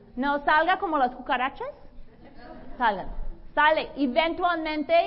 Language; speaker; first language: Spanish; non-native, fluent; English